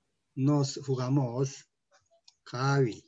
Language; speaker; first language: Spanish; non-native, learner; Korean